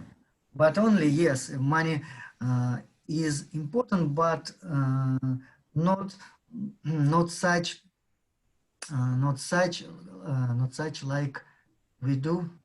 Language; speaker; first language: English; non-native, learner; Russian